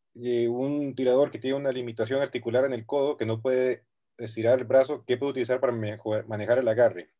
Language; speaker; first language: Spanish; native; Spanish